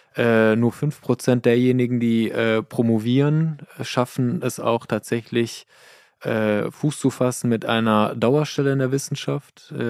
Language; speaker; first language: German; early bilingual, other home language; Persian